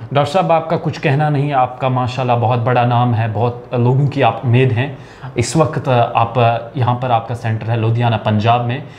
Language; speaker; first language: Hindi; non-native, local second language; Kashmiri